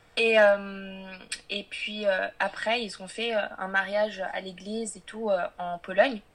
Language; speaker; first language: French; early bilingual, other home language; Polish